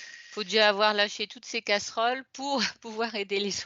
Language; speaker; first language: French; native; French